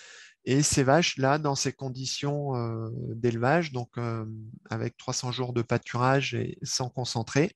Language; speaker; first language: French; native; French